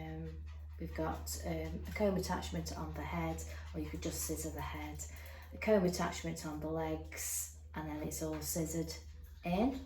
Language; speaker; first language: English; native; English